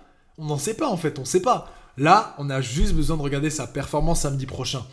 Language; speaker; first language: French; native; French